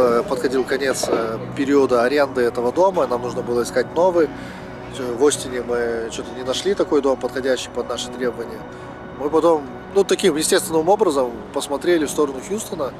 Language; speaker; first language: Russian; native; Russian